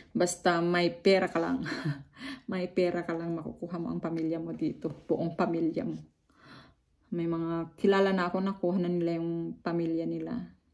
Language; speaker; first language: Filipino; non-native, local second language; Iloko